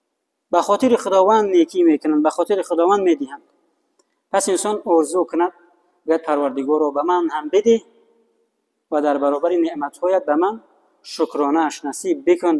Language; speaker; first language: Persian; native; Persian